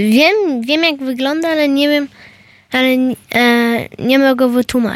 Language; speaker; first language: Polish; early bilingual, heritage; Polish